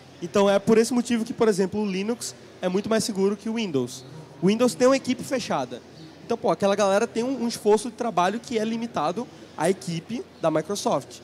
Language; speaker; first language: Portuguese; native; Portuguese